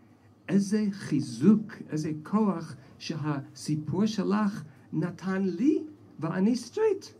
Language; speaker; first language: Hebrew; non-native, fluent; English